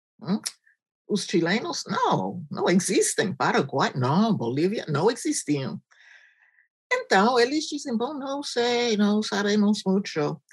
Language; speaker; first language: Portuguese; non-native, fluent; English